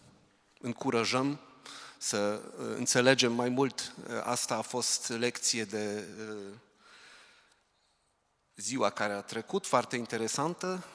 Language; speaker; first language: Romanian; non-native, fluent; Polish